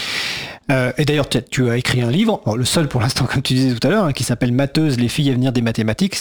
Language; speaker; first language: French; native; French